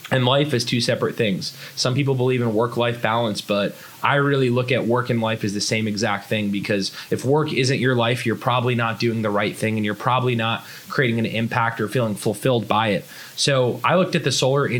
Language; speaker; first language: English; native; English